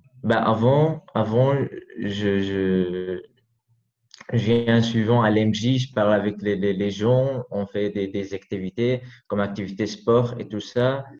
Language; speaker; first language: French; non-native, learner; Arabic